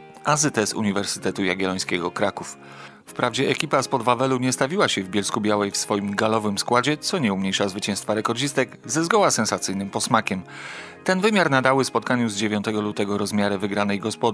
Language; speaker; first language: Polish; native; Polish